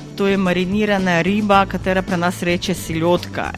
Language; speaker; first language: Slovenian; non-native, fluent; Ukrainian